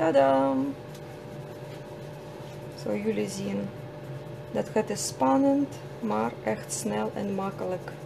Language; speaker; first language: Dutch; non-native, fluent; Russian